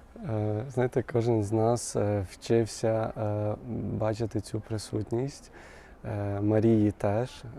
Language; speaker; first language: Ukrainian; native; Ukrainian